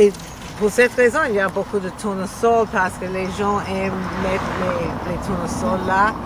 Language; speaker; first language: French; non-native, learner; English